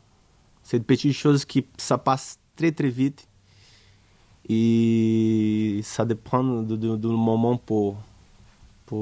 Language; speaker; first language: French; non-native, learner; Portuguese